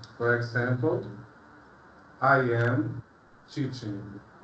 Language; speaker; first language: English; non-native, fluent; Portuguese